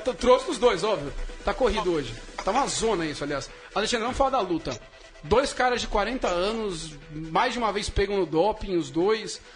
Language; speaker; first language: Portuguese; native; Portuguese